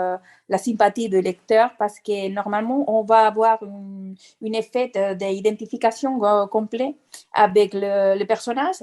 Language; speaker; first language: French; non-native, fluent; Spanish